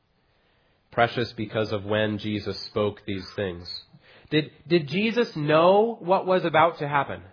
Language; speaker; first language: English; native; English